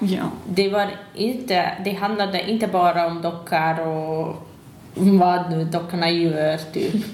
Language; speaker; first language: Swedish; non-native, learner; Hungarian